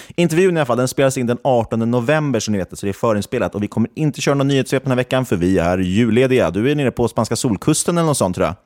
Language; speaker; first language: Swedish; native; Swedish